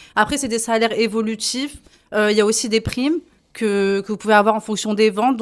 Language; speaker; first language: French; native; French